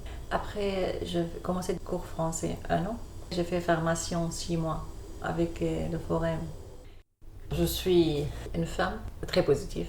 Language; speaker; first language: French; non-native, learner; Arabic